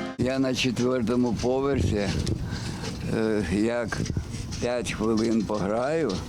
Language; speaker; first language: Ukrainian; native; Ukrainian